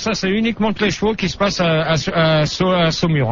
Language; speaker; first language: French; native; French